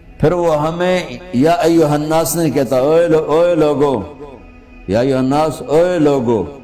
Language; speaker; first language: Urdu; non-native, local second language; Punjabi